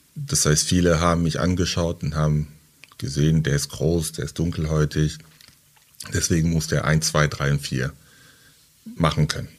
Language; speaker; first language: German; early bilingual, other home language; French